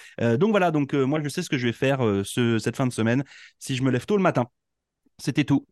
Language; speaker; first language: French; native; French